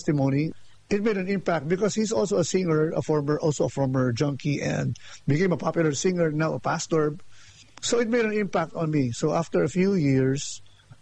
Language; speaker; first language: English; non-native, local second language; Filipino